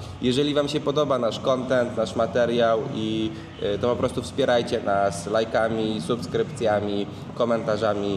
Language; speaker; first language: Polish; native; Polish